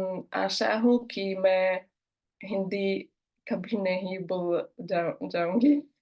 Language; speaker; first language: Hindi; non-native, learner; Slovak